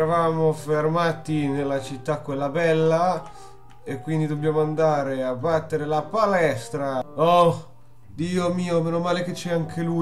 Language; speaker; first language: Italian; native; Italian